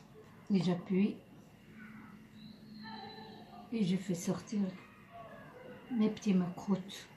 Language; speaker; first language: French; non-native, local second language; Arabic